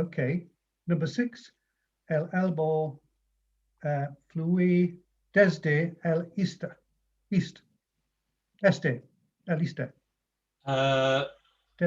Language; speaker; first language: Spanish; non-native, learner; English